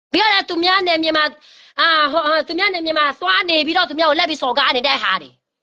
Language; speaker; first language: Burmese; non-native, local second language; S'gaw Karen